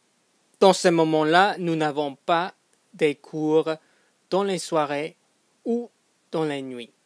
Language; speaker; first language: French; non-native, fluent; English